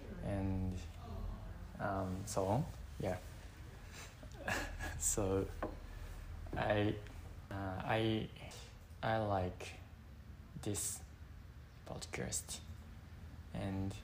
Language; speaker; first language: English; non-native, learner; Japanese